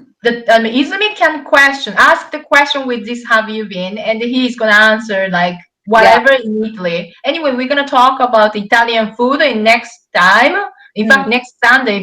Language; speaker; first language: English; non-native, fluent; Japanese